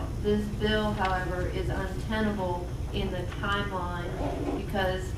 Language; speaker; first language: English; native; English